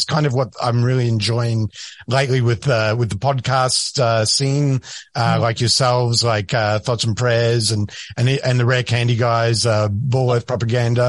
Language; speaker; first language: English; native; English